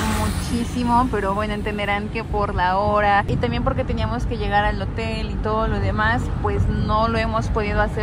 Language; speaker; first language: Spanish; native; Spanish